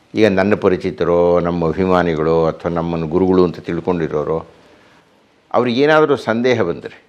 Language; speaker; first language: Kannada; native; Kannada